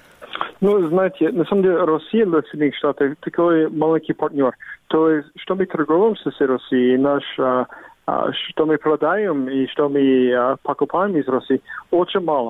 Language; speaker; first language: Russian; non-native, fluent; English